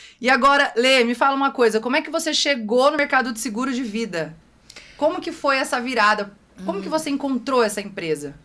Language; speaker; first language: Portuguese; native; Portuguese